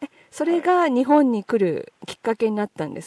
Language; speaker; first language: Japanese; native; Japanese